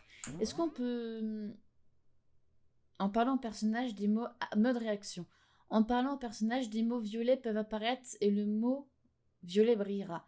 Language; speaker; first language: French; native; French